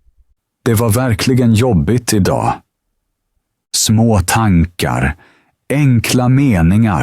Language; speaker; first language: Swedish; non-native, fluent; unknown